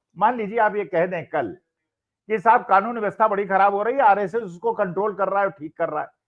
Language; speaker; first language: Hindi; native; Hindi